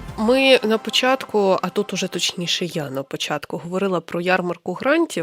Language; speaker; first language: Ukrainian; native; Ukrainian